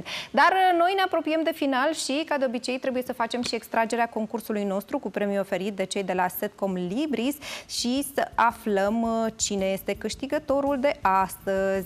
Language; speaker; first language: Romanian; native; Romanian